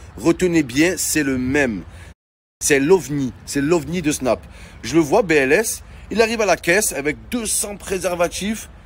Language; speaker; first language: French; native; French